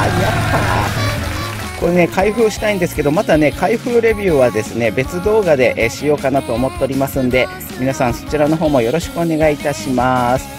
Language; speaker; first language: Japanese; native; Japanese